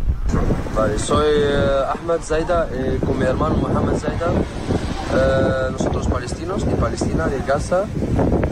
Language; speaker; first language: Spanish; non-native, learner; Arabic